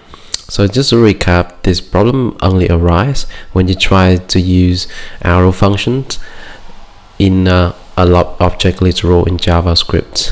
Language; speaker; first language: English; non-native, fluent; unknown